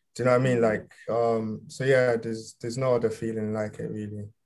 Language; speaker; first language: English; early bilingual, other home language; Yoruba